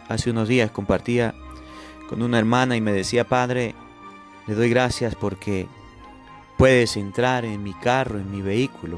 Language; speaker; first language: Spanish; native; Spanish